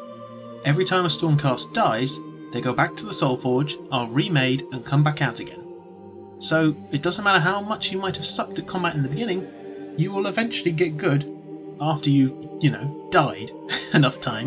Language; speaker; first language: English; native; English